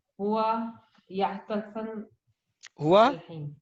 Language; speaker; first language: Arabic; non-native, learner; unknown